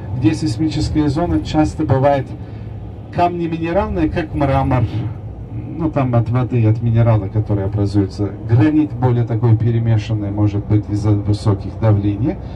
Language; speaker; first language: Russian; non-native, fluent; Turkish